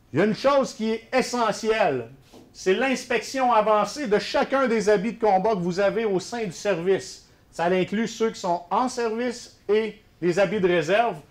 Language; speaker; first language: French; native; French